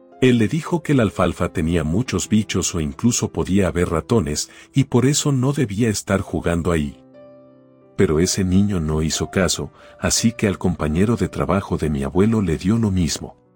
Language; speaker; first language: Spanish; native; Spanish